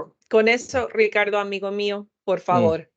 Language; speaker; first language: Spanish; early bilingual, heritage; English